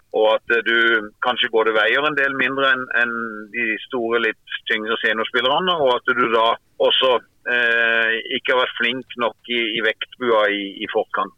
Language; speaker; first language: Norwegian; native; Norwegian